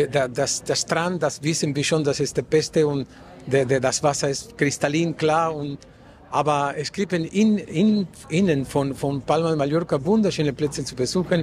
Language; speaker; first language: German; non-native, fluent; Spanish